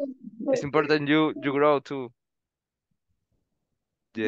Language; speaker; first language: English; non-native, learner; Spanish